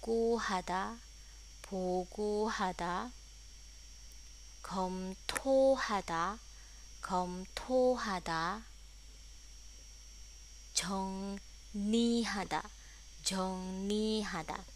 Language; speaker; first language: Korean; non-native, fluent; Indonesian